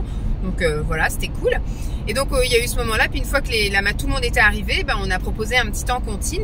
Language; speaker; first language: French; native; French